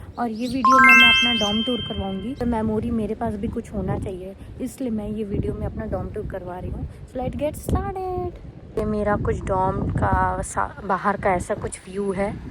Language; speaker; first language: Hindi; native; Hindi